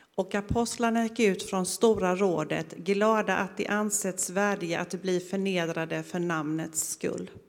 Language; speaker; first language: Swedish; native; Swedish